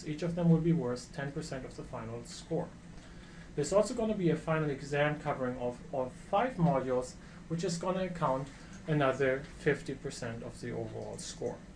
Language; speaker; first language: English; non-native, fluent; German